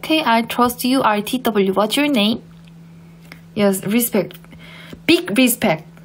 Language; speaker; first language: English; non-native, learner; Korean